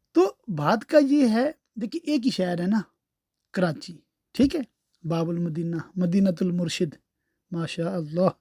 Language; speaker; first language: Urdu; early bilingual, heritage; Urdu